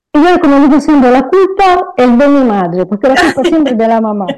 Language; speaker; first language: Spanish; non-native, fluent; Italian